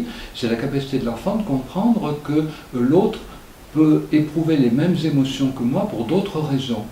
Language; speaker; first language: French; native; French